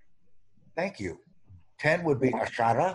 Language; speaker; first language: English; non-native, fluent; Romanian